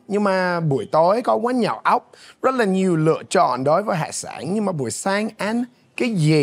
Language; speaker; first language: Vietnamese; non-native, fluent; English